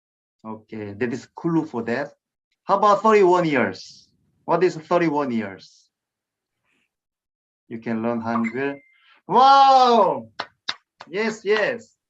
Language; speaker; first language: English; non-native, fluent; Korean